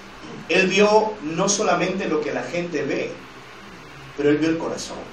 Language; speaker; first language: Spanish; native; Spanish